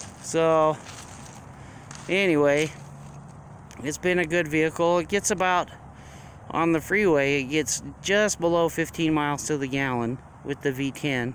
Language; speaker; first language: English; native; English